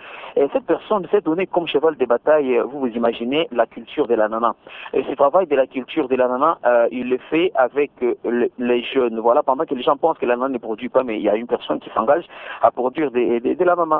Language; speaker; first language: French; non-native, local second language; Luba-Lulua